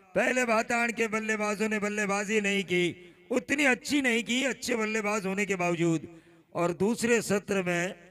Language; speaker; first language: Hindi; non-native, local second language; Marathi